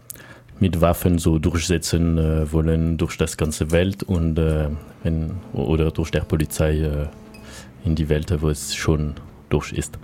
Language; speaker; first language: German; non-native, learner; French